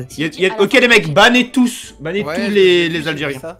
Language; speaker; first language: French; native; French